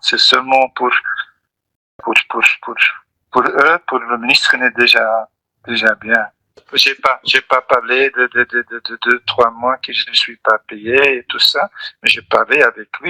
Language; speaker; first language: French; non-native, local second language; Dutch